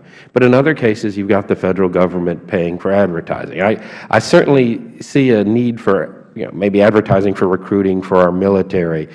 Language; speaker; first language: English; native; English